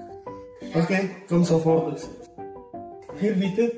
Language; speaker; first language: German; non-native, learner; Indonesian